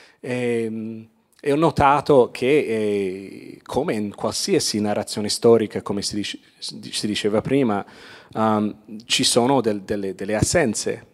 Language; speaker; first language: Italian; non-native, fluent; English